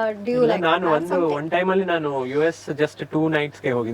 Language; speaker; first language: Kannada; non-native, learner; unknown